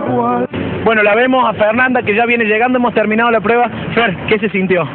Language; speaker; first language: Spanish; native; Spanish